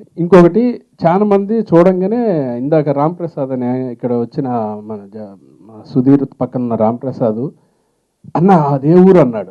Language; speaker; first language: Telugu; native; Telugu